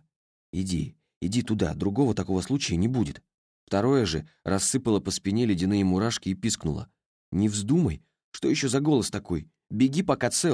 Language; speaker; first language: Russian; native; Russian